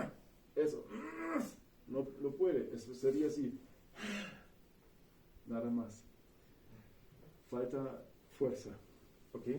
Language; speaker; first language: Spanish; non-native, fluent; German